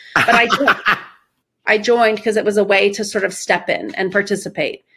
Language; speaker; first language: English; early bilingual, other home language; Persian